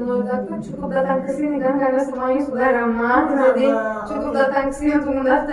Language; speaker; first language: Indonesian; non-native, fluent; Turkish